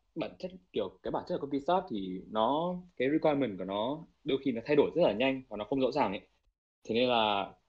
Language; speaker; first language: Vietnamese; native; Vietnamese